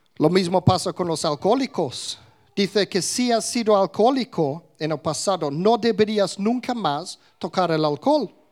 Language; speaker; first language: Spanish; non-native, fluent; English